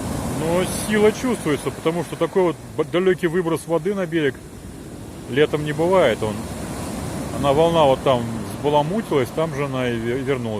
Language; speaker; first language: Russian; native; Russian